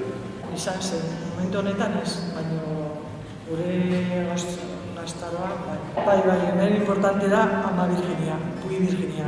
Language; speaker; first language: Basque; non-native, local second language; Spanish